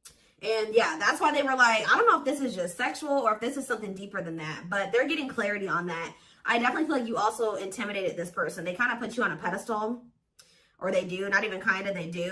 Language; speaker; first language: English; native; English